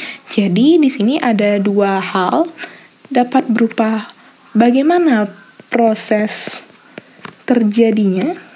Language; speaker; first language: Indonesian; native; Indonesian